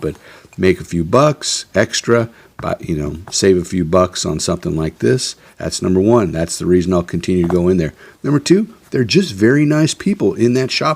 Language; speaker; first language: English; native; English